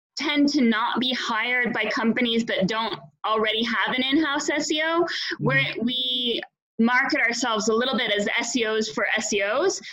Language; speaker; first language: English; native; English